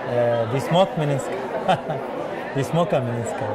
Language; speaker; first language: Danish; non-native, learner; Arabic